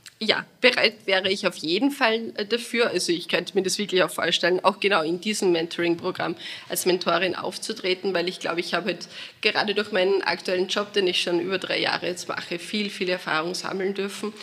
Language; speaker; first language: German; native; German